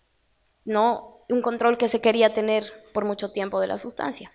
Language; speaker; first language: Spanish; native; Spanish